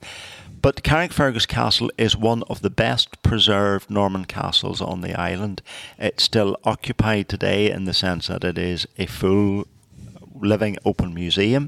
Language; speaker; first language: English; native; English